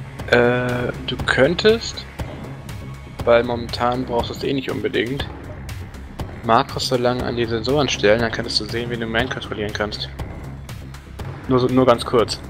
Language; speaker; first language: German; native; German